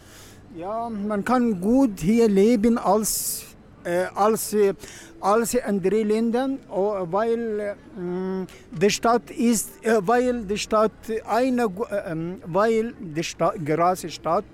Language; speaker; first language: German; non-native, learner; Arabic